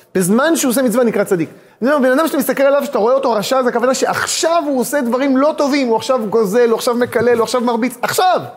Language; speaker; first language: Hebrew; native; Hebrew